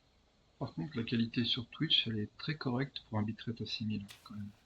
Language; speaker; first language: French; native; French